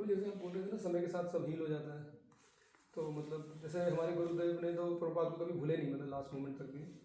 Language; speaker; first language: Hindi; native; Hindi